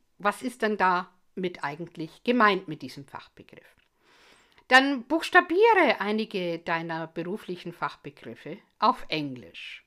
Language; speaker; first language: German; non-native, fluent; English